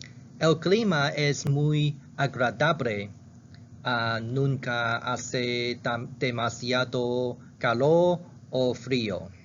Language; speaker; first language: Spanish; non-native, learner; Chinese